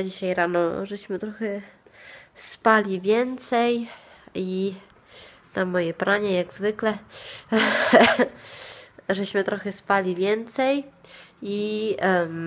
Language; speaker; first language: Polish; non-native, fluent; Italian